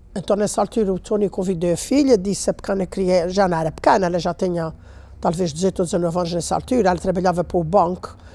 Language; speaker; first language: Portuguese; native; Portuguese